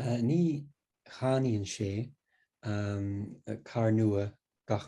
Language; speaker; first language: Irish; non-native, learner; English